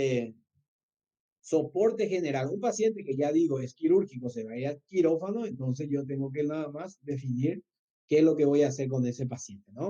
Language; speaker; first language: Spanish; native; Spanish